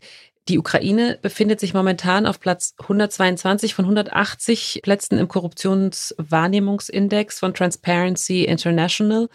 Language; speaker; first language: German; native; German